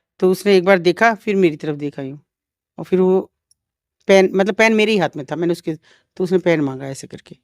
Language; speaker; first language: Hindi; native; Hindi